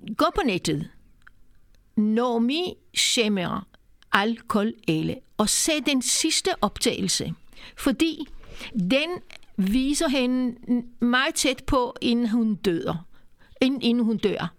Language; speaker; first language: Danish; non-native, fluent; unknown